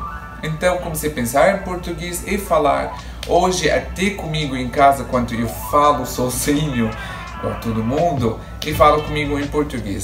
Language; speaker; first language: Portuguese; non-native, fluent; Arabic